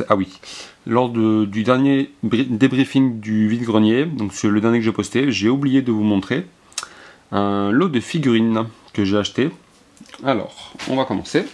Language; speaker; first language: French; native; French